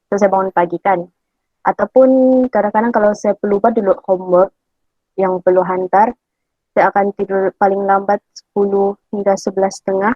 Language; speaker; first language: Malay; native; Malay